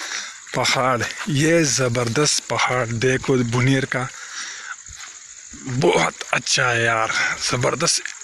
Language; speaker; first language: Hindi; non-native, local second language; Pashto